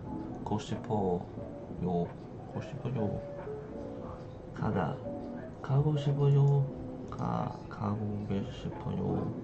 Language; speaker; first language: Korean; non-native, learner; English